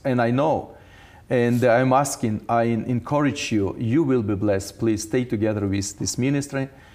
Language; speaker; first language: English; non-native, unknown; Ukrainian